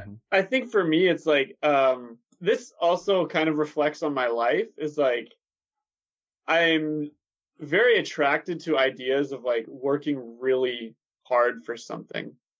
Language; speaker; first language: English; native; English